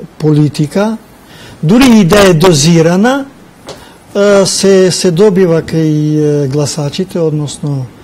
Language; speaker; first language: Macedonian; non-native, local second language; Albanian